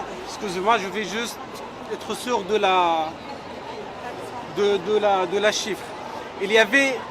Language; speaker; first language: French; non-native, fluent; Arabic